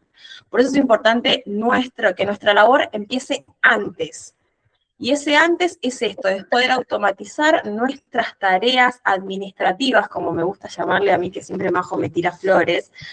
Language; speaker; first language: Spanish; native; Spanish